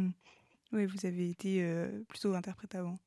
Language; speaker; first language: French; native; French